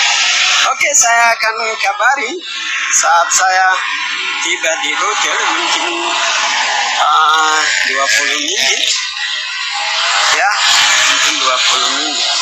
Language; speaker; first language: Indonesian; non-native, learner; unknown